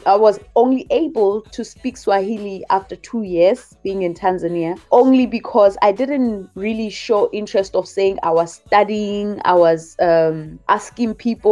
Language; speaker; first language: English; non-native, local second language; Southern Sotho